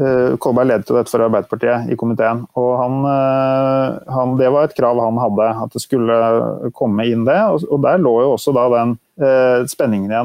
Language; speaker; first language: Norwegian; native; Norwegian